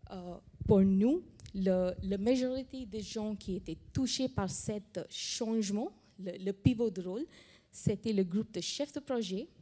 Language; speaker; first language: French; non-native, fluent; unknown